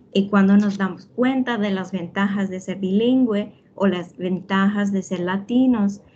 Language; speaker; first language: Spanish; early bilingual, heritage; Spanish